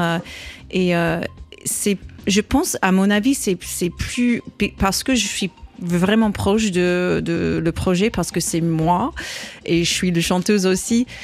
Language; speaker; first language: French; non-native, learner; English